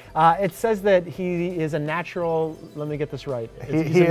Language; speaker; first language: English; native; English